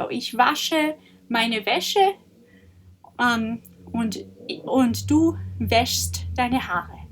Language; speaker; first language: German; non-native, fluent; English